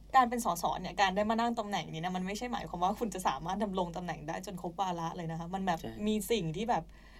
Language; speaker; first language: Thai; native; Thai